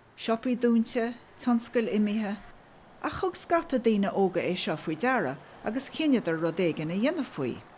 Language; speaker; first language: Irish; non-native, local second language; English